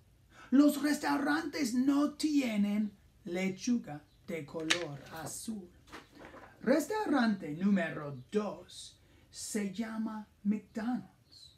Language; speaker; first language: Spanish; non-native, fluent; English